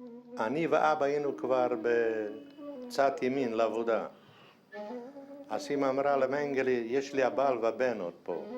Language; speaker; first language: Hebrew; non-native, fluent; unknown